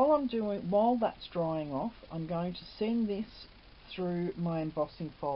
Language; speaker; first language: English; native; English